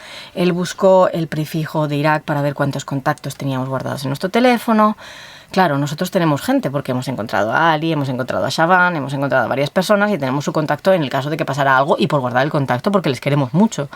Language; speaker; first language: Spanish; native; Spanish